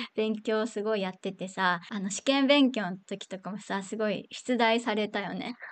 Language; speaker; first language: Japanese; native; Japanese